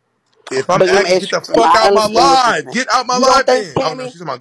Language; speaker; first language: English; native; English